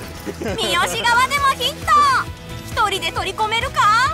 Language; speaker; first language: Japanese; native; Japanese